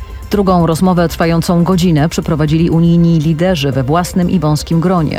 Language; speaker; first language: Polish; native; Polish